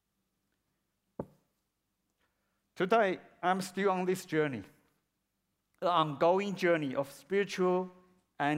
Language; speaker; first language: English; non-native, fluent; Chinese